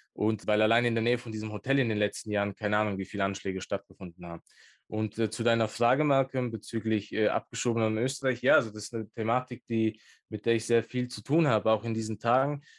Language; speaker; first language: German; early bilingual, other home language; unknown